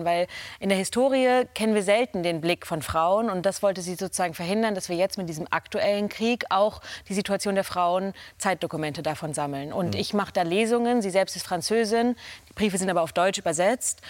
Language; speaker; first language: German; native; German